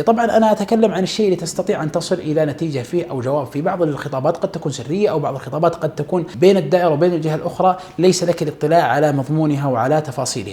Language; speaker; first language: Arabic; native; Arabic